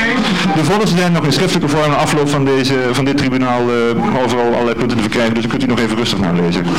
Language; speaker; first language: Dutch; native; Dutch